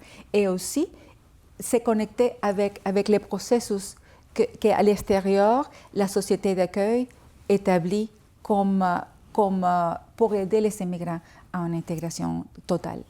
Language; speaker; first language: French; non-native, fluent; Spanish